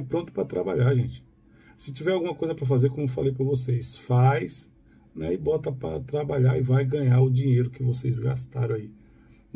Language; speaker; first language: Portuguese; native; Portuguese